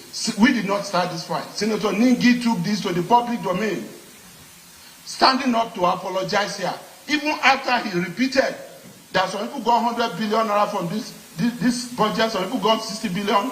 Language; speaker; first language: English; non-native, local second language; Yoruba